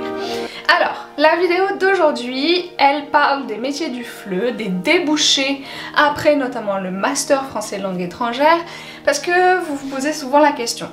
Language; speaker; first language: French; native; French